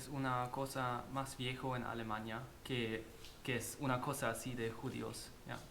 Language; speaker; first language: Spanish; non-native, learner; German